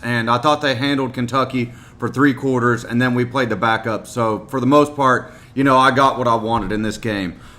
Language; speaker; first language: English; native; English